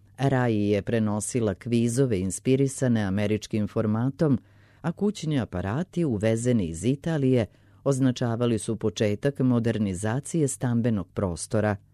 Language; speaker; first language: Serbian; native; Serbian